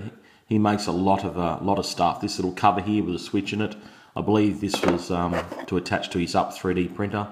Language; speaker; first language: English; native; English